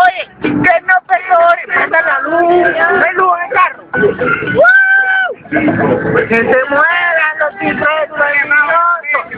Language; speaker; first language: Spanish; native; Spanish